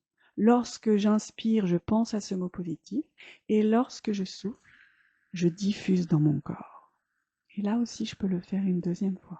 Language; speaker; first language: French; native; French